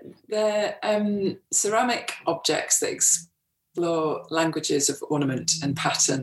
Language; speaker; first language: English; native; English